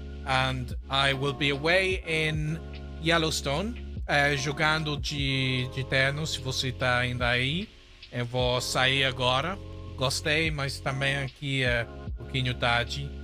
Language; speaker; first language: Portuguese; non-native, fluent; English